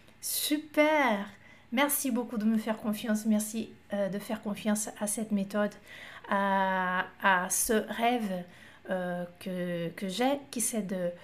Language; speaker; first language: French; non-native, fluent; Portuguese